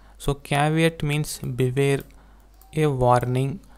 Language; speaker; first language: English; non-native, local second language; Telugu